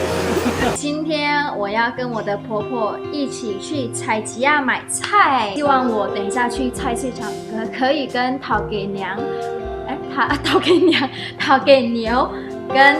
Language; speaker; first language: Chinese; non-native, fluent; Vietnamese